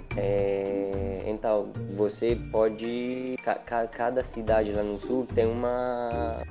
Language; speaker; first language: Portuguese; non-native, learner; Italian